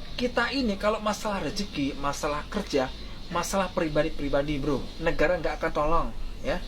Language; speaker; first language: Indonesian; native; Indonesian